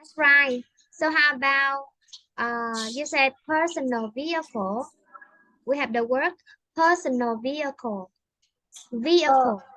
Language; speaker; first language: English; non-native, fluent; Vietnamese